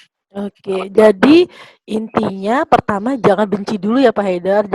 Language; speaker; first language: Indonesian; native; Indonesian